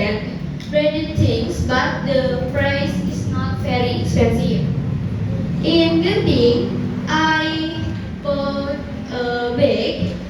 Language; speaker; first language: English; non-native, learner; Indonesian